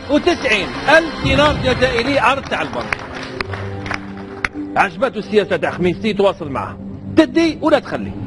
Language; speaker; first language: Arabic; native; Arabic